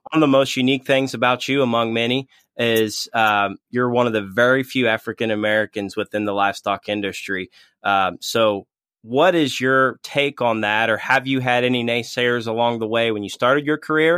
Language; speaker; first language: English; native; English